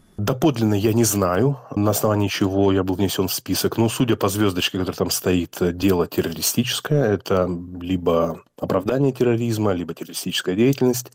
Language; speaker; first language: Russian; native; Russian